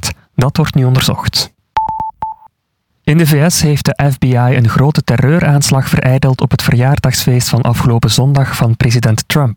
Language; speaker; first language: Dutch; native; Dutch